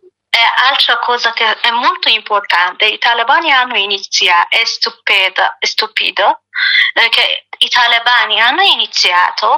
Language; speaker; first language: Italian; non-native, learner; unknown